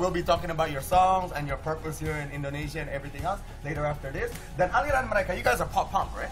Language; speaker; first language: English; early bilingual, other home language; Indonesian